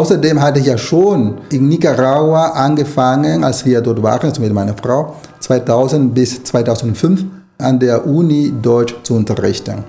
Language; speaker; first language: German; non-native, fluent; Spanish